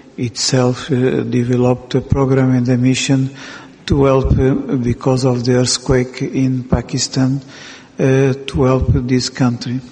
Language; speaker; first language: English; non-native, fluent; Portuguese